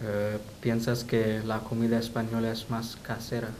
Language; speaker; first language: Spanish; non-native, learner; English